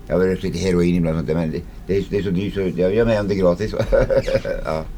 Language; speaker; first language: Swedish; early bilingual, other home language; Finnish